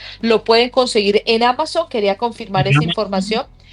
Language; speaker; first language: Spanish; native; Spanish